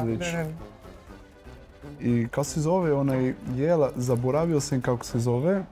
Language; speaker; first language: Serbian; non-native, learner; Portuguese